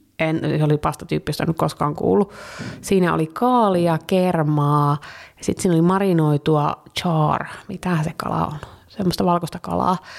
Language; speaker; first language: Finnish; early bilingual, heritage; Finnish